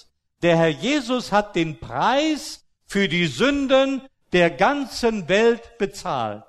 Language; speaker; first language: German; native; German